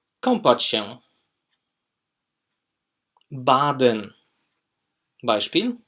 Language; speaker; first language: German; non-native, fluent; Polish